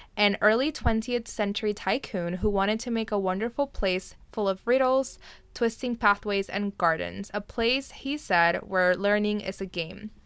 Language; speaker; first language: English; early bilingual, other home language; Spanish